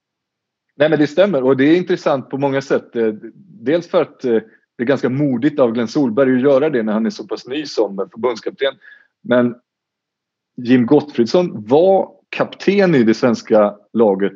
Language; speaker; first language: Swedish; native; Swedish